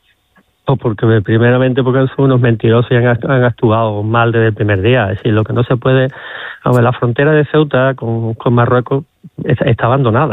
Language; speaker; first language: Spanish; native; Spanish